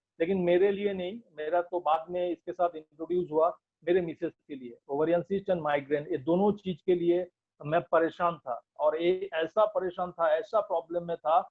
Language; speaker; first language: Hindi; non-native, local second language; Bangla